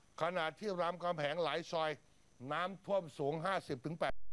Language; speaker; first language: Thai; native; Thai